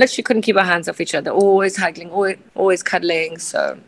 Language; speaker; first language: English; native; English